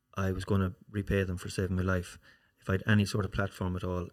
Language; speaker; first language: English; native; English